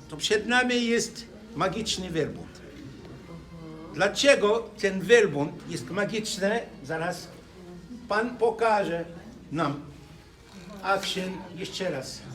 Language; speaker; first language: Polish; non-native, learner; Arabic